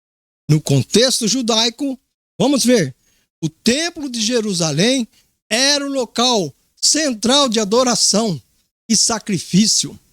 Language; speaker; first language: Portuguese; native; Portuguese